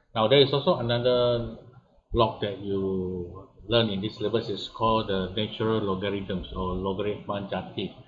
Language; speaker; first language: English; non-native, local second language; Malay